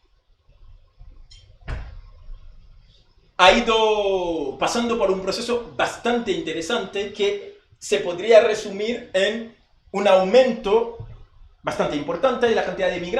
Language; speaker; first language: Spanish; non-native, fluent; Haitian Creole